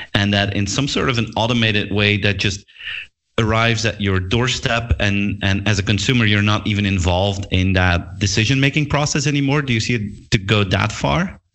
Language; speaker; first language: English; non-native, fluent; Dutch